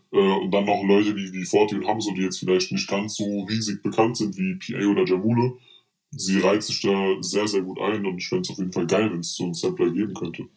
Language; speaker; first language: German; early bilingual, other home language; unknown